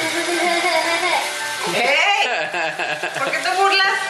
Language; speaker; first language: Spanish; early bilingual, heritage; English